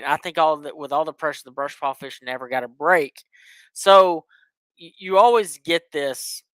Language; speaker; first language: English; native; English